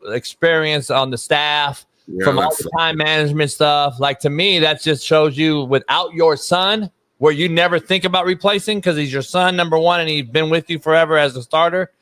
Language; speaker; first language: English; native; English